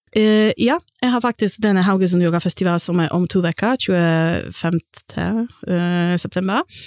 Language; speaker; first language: Norwegian; non-native, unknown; Polish